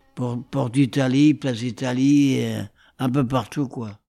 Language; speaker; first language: French; early bilingual, other home language; Polish